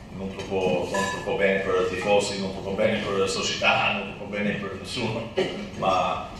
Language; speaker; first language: Italian; non-native, learner; English